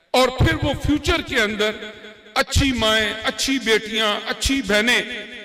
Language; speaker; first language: Urdu; native; Urdu